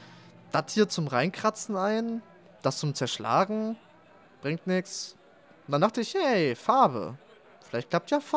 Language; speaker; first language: German; native; German